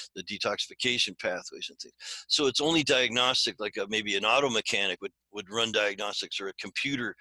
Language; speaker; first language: English; native; English